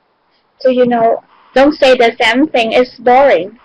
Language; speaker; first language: English; non-native, learner; Vietnamese